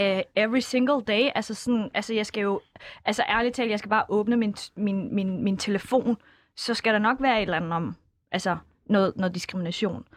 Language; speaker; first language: Danish; early bilingual, other home language; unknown